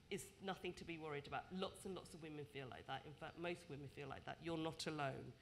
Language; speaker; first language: English; native; English